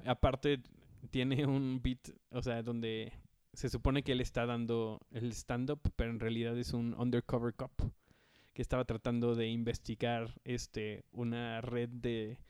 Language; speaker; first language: Spanish; native; Spanish